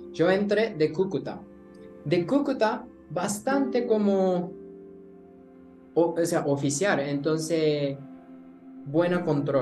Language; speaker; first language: Spanish; non-native, learner; Japanese